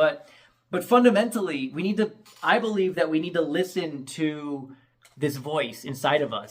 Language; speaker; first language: English; native; English